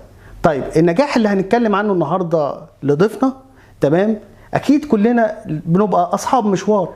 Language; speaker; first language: Arabic; native; Arabic